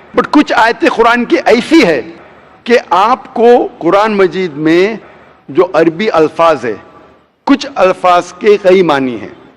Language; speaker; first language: Hindi; non-native, local second language; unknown